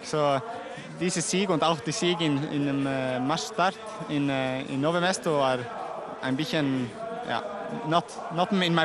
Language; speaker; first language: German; non-native, learner; Norwegian